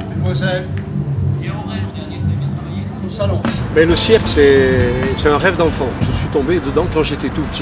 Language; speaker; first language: French; native; French